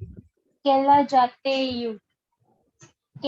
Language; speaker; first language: French; non-native, learner; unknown